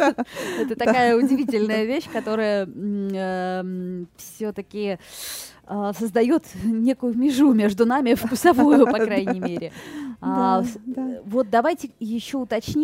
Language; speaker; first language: Russian; native; Russian